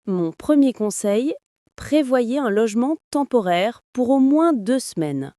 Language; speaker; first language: French; non-native, fluent; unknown